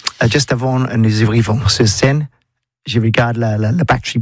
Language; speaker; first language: French; non-native, learner; English